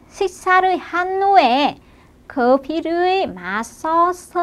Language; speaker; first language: Korean; non-native, fluent; Vietnamese